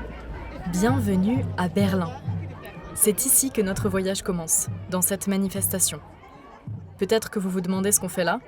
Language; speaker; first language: French; native; French